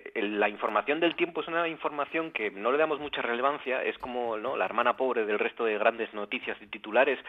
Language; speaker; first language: Spanish; native; Spanish